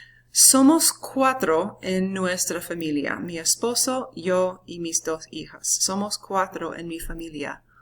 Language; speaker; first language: Spanish; non-native, fluent; English